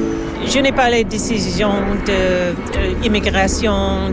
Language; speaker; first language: French; non-native, local second language; English